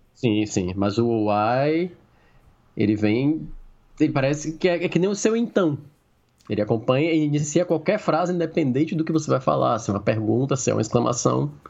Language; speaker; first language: Portuguese; native; Portuguese